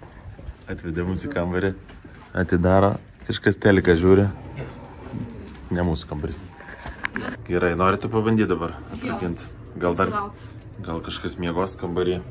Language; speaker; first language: Lithuanian; native; Lithuanian